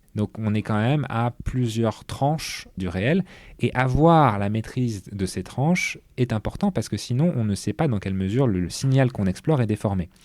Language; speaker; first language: French; native; French